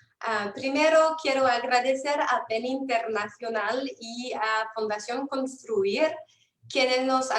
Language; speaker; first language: Spanish; non-native, fluent; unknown